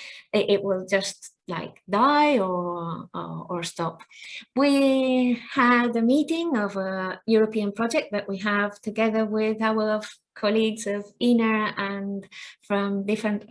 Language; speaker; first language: English; non-native, fluent; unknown